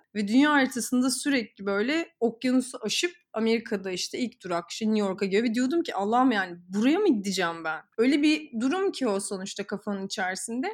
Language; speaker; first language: Turkish; native; Turkish